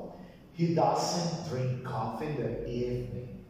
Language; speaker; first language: English; non-native, fluent; Spanish